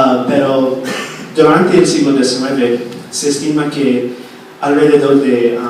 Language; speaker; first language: Spanish; non-native, fluent; English